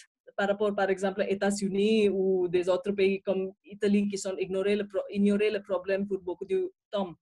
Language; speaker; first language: French; non-native, fluent; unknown